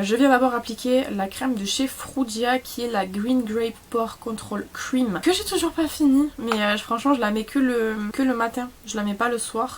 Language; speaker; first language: French; native; French